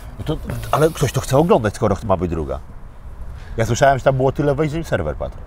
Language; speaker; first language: Polish; early bilingual, other home language; Armenian